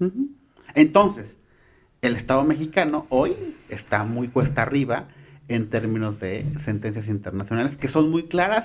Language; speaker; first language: Spanish; native; Spanish